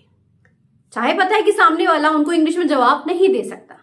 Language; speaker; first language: Hindi; native; Hindi